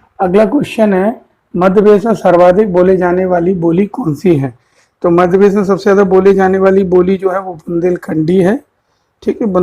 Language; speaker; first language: Hindi; native; Hindi